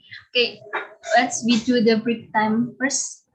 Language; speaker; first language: English; non-native, learner; Indonesian